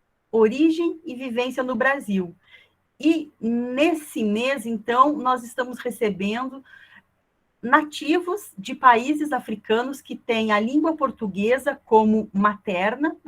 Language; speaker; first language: Portuguese; native; Portuguese